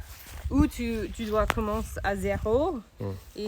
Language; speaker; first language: French; non-native, learner; English